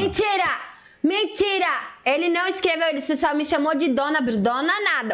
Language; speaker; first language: Portuguese; native; Portuguese